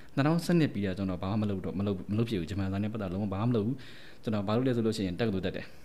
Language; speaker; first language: Burmese; native; Burmese